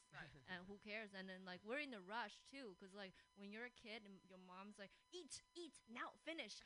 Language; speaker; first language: English; non-native, fluent; Chinese